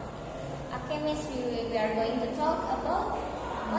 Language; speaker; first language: English; non-native, learner; Indonesian